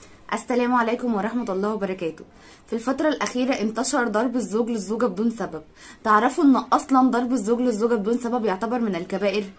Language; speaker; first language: Arabic; native; Arabic